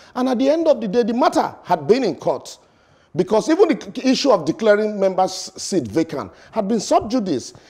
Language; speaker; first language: English; non-native, local second language; Bini